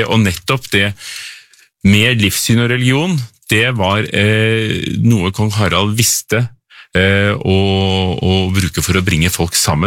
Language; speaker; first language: Norwegian; native; Norwegian